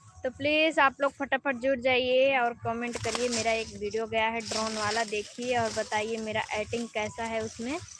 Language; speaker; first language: Hindi; native; Hindi